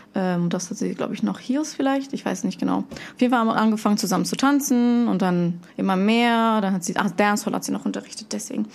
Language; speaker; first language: German; early bilingual, other home language; Russian